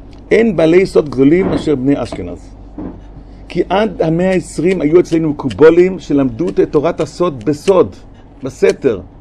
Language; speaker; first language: Hebrew; non-native, fluent; German